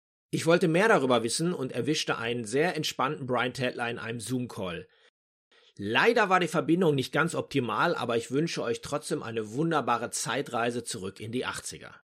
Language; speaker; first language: German; native; German